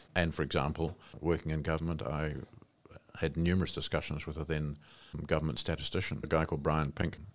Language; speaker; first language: English; native; English